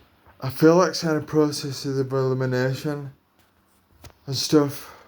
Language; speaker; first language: English; native; English